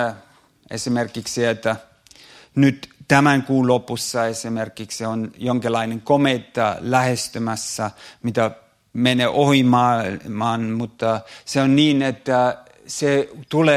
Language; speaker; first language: Finnish; non-native, fluent; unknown